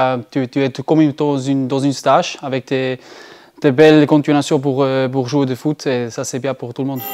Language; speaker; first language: French; non-native, learner; German